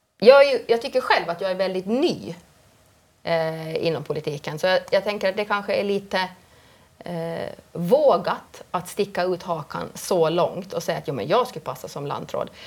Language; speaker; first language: Swedish; native; Swedish